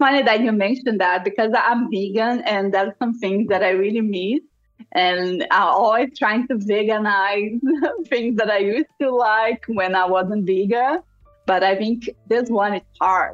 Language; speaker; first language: English; non-native, fluent; Portuguese